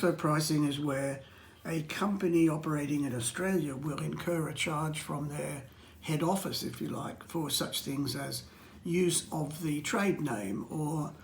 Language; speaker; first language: English; native; English